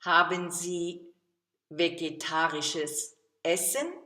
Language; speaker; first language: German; non-native, fluent; English